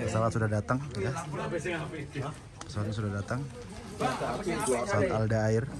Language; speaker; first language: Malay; non-native, local second language; Javanese